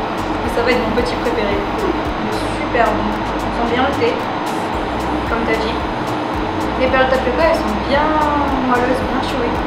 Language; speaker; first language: French; native; French